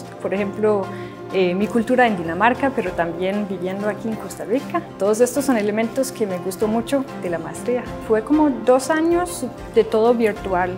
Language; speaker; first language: Spanish; non-native, fluent; Danish